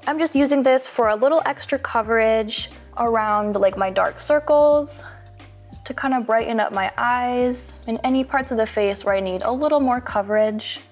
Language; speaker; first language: English; native; English